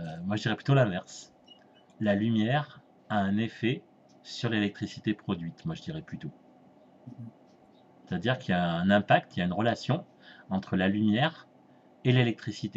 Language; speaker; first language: French; native; French